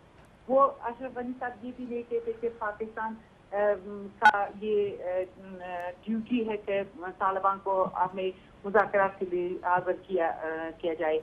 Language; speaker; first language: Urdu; non-native, fluent; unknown